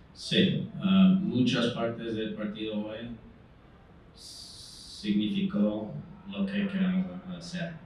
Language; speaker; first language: Spanish; non-native, fluent; English